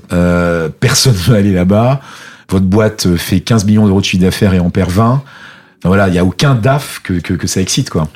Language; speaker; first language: French; native; French